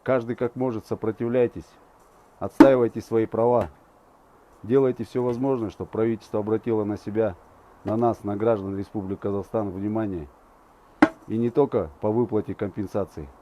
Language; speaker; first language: Russian; non-native, local second language; Kazakh